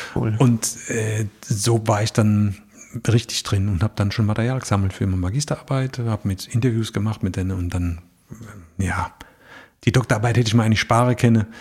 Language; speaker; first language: German; native; German